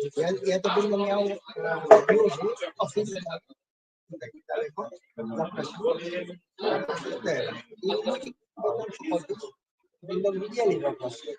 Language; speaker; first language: Polish; non-native, learner; Arabic